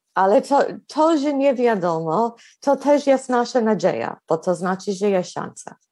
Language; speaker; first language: Polish; non-native, fluent; English